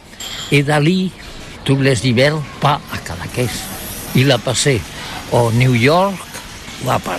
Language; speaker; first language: French; non-native, learner; Catalan